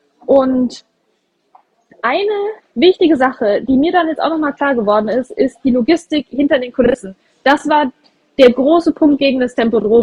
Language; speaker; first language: German; native; German